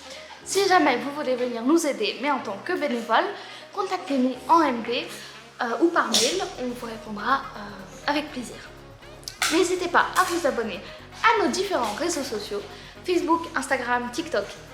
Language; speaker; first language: French; native; French